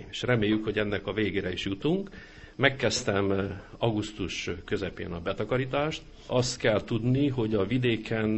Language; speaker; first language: Hungarian; native; Hungarian